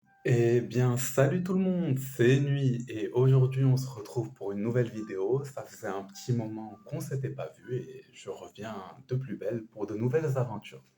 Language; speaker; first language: French; native; French